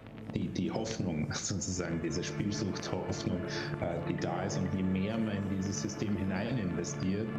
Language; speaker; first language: German; native; German